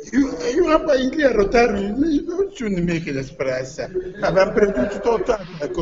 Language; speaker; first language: Romanian; non-native, learner; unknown